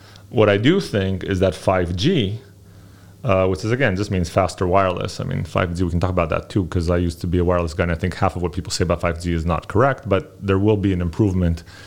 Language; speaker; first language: English; early bilingual, other home language; Hebrew